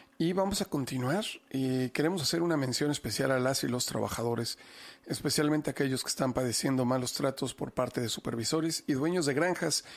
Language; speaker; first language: Spanish; native; Spanish